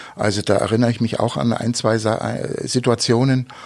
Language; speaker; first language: German; native; German